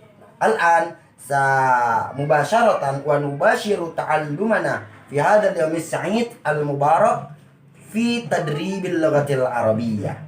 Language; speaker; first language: Arabic; non-native, learner; Indonesian